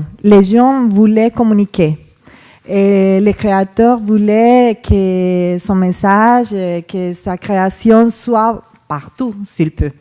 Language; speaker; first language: French; non-native, fluent; Spanish